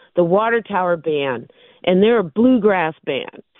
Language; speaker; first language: English; native; English